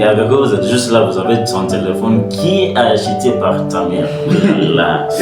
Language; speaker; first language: French; non-native, learner; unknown